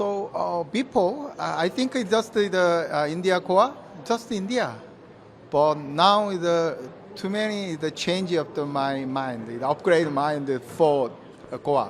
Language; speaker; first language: English; non-native, learner; Korean